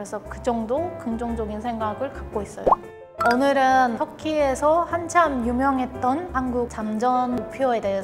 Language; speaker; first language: Korean; non-native, fluent; Turkish